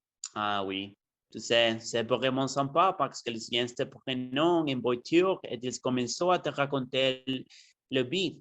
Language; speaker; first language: French; non-native, learner; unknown